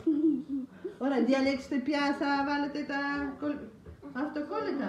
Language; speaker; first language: Greek; non-native, fluent; Russian